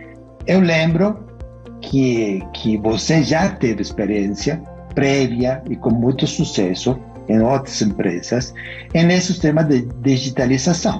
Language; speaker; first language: Portuguese; non-native, fluent; Spanish